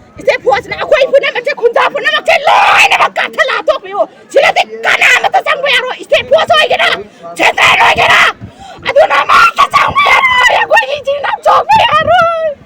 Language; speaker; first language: Manipuri; native; Manipuri